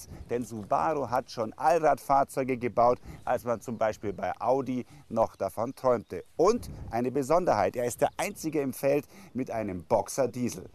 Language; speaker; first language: German; native; German